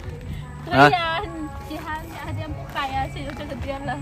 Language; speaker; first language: Chinese; non-native, fluent; Lao